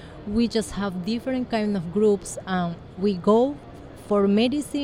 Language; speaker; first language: English; non-native, learner; Spanish